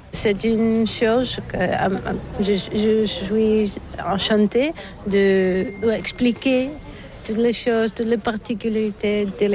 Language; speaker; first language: French; non-native, learner; Bulgarian